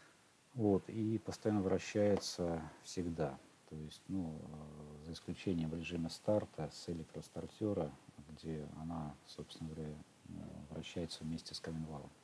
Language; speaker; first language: Russian; native; Russian